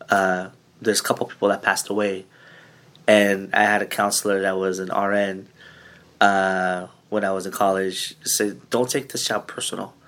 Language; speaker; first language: English; early bilingual, other home language; Filipino